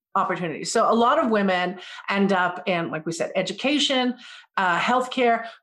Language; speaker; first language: English; native; English